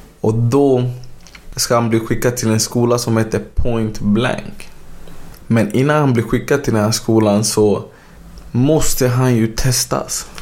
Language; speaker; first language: Swedish; early bilingual, other home language; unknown